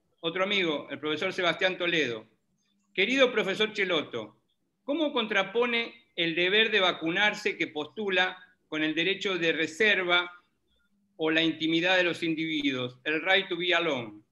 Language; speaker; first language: Spanish; native; Spanish